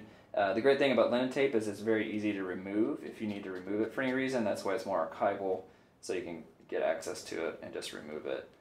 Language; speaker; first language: English; native; English